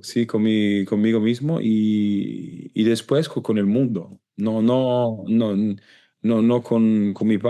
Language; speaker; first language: Spanish; non-native, learner; Italian